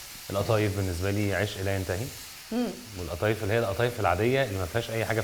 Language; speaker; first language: Arabic; native; Arabic